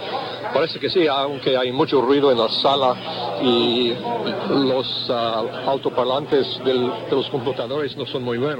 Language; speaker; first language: Spanish; non-native, fluent; English